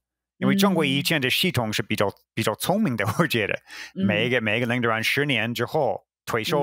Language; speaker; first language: Chinese; non-native, fluent; English